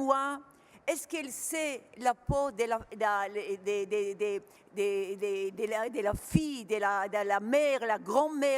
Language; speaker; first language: French; non-native, learner; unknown